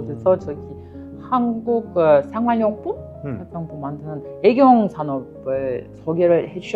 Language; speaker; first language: Korean; non-native, fluent; Kyrgyz